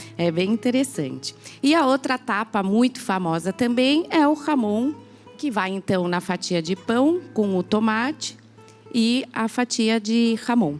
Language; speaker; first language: Portuguese; native; Portuguese